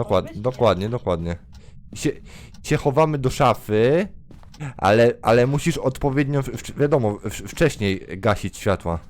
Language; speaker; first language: Polish; native; Polish